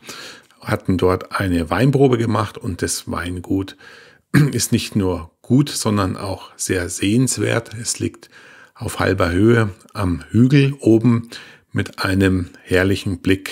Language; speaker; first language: German; native; German